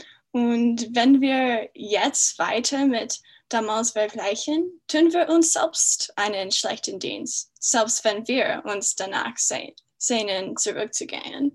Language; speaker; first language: German; non-native, fluent; English